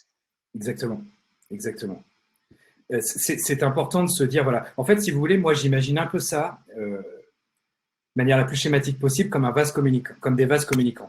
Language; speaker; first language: French; native; French